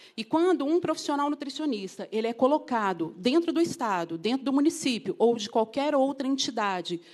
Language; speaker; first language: Portuguese; native; Portuguese